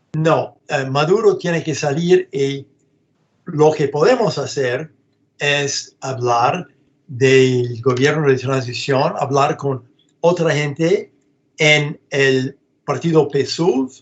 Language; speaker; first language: Spanish; non-native, fluent; English